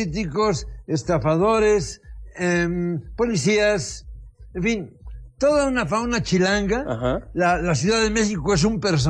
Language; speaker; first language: Spanish; native; Spanish